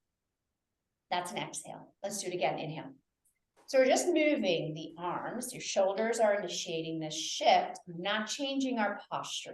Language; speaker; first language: English; native; English